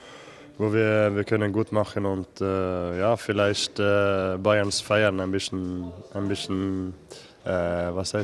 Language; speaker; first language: German; non-native, learner; Norwegian